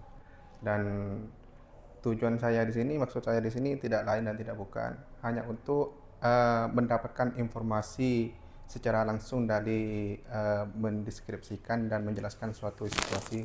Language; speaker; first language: Indonesian; non-native, local second language; Madurese